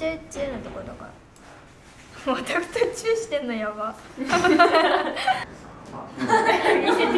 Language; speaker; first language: Japanese; native; Japanese